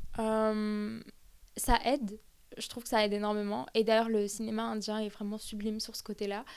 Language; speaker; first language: French; early bilingual, other home language; Armenian